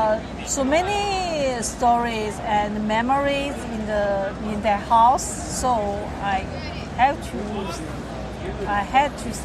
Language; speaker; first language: English; non-native, learner; Chinese